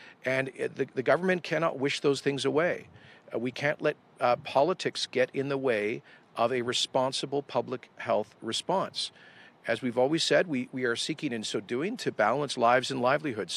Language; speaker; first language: English; native; English